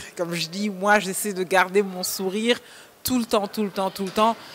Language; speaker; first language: French; non-native, local second language; Wolof